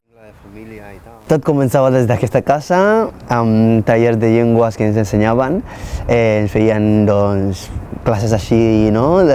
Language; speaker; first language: Catalan; non-native, fluent; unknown